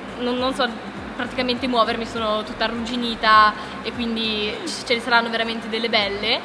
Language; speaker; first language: Italian; native; Italian